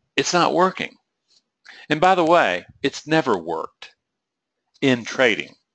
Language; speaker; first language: English; native; English